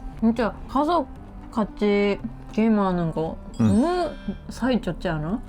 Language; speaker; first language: Korean; non-native, learner; Japanese